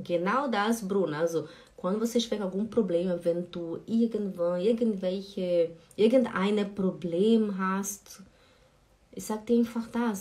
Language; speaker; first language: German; non-native, fluent; Portuguese